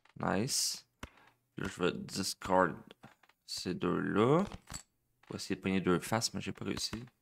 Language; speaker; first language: French; native; French